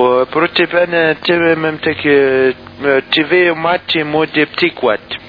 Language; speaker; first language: Polish; non-native, learner; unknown